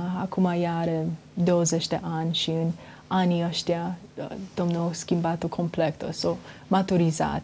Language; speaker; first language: Romanian; early bilingual, heritage; Romanian